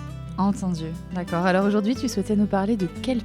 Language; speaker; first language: French; native; French